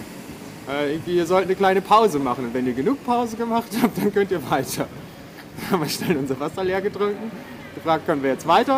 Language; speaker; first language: German; native; German